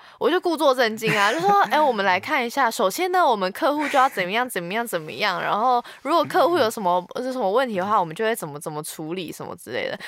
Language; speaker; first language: Chinese; native; Chinese